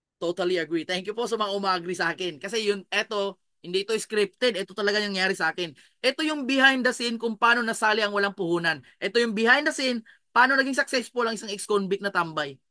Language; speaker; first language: Filipino; non-native, local second language; Cebuano